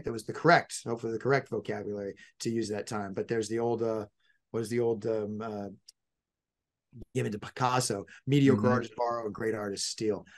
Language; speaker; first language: English; native; English